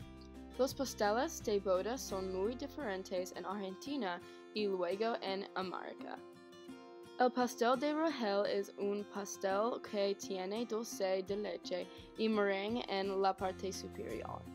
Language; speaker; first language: Spanish; non-native, learner; English